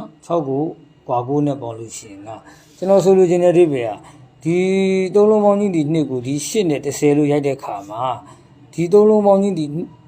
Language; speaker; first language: Burmese; native; Burmese